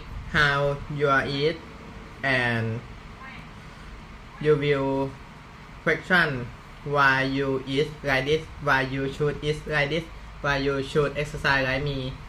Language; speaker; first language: English; non-native, learner; Thai